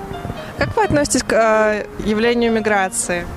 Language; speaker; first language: Russian; native; Russian